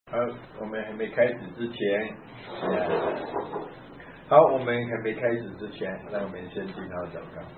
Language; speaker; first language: Chinese; native; Chinese